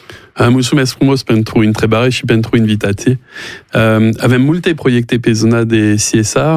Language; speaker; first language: Romanian; non-native, fluent; French